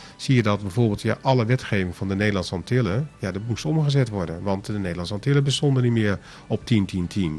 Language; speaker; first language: Dutch; non-native, local second language; Papiamento